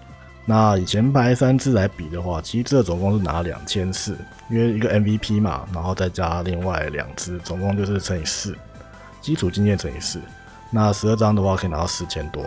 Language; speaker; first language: Chinese; native; Chinese